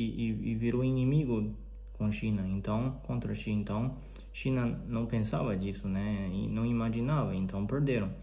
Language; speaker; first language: Portuguese; non-native, learner; Chinese